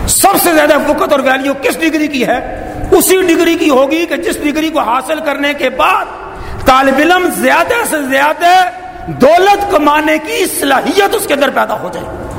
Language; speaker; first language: Urdu; native; Urdu